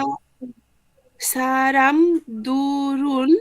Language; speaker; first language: Korean; non-native, learner; Bangla